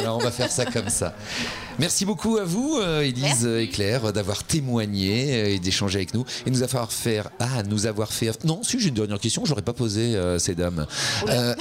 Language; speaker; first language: French; native; French